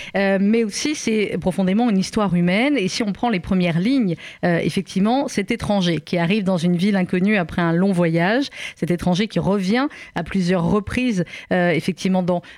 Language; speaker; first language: French; native; French